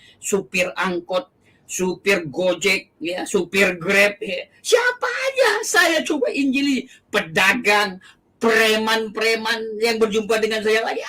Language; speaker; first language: Indonesian; non-native, local second language; Achinese